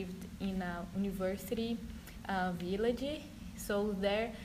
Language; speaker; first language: English; non-native, learner; Portuguese